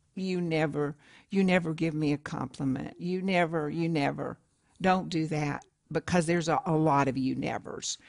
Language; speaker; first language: English; native; English